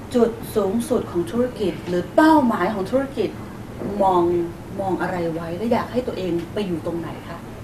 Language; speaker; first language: Thai; native; Thai